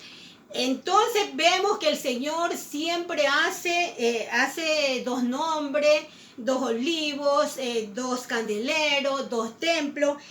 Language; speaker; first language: Spanish; native; Spanish